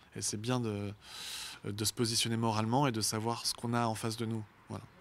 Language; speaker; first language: French; native; French